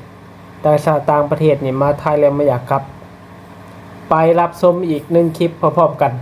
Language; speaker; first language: Thai; non-native, local second language; Lao